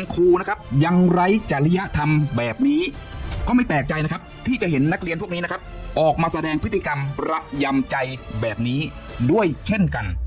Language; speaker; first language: Thai; native; Thai